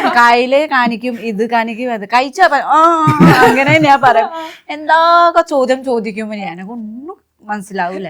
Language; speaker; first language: Malayalam; non-native, fluent; Nepali